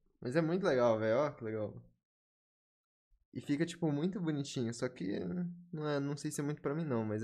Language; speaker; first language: Portuguese; native; Portuguese